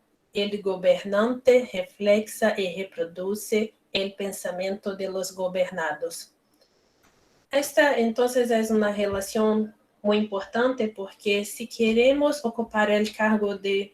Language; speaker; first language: Spanish; non-native, learner; Portuguese